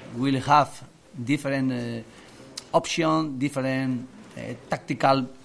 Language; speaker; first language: English; non-native, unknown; Spanish